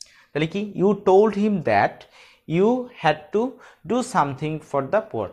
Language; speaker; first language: English; non-native, local second language; Bangla